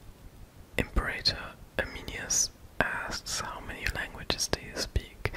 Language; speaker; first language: English; non-native, fluent; German